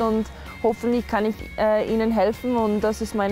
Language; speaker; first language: German; non-native, learner; English